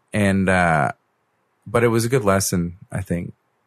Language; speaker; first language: English; native; English